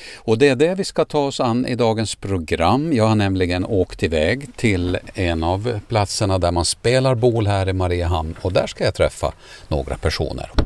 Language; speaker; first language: Swedish; native; Swedish